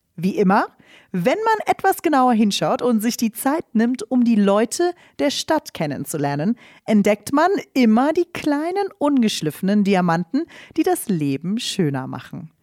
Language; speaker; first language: German; native; German